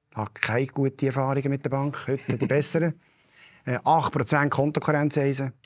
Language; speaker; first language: German; native; German